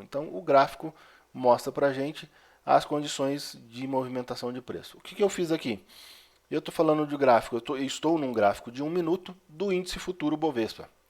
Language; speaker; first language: Portuguese; native; Portuguese